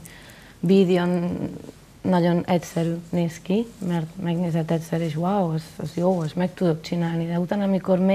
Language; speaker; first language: Hungarian; non-native, learner; Spanish